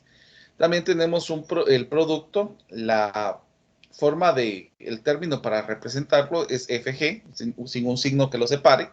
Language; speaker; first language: Spanish; native; Spanish